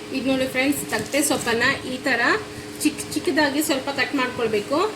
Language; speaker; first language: Kannada; non-native, local second language; Konkani